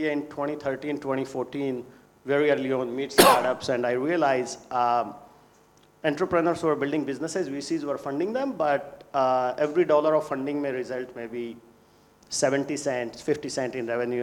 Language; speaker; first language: English; non-native, local second language; Hindi